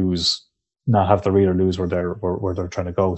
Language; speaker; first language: English; native; English